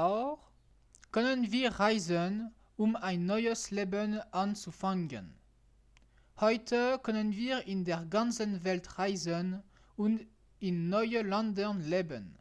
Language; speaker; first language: German; non-native, learner; French